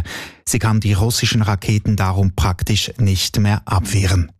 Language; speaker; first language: German; native; German